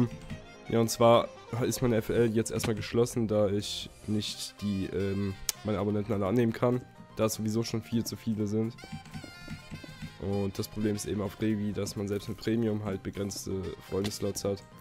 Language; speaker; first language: German; native; German